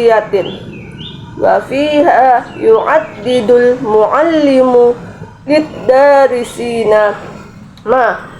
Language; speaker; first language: Arabic; non-native, learner; Indonesian